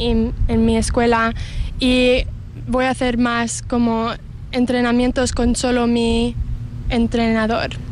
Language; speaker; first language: Spanish; early bilingual, heritage; English